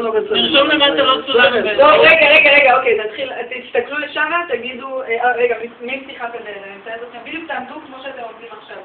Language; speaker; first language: Hebrew; native; Hebrew